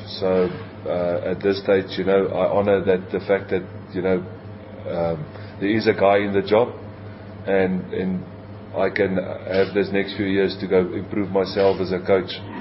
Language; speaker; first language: English; non-native, local second language; Afrikaans